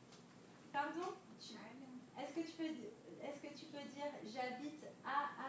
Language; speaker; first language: French; non-native, fluent; Dutch